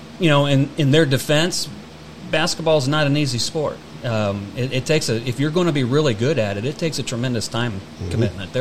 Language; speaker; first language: English; native; English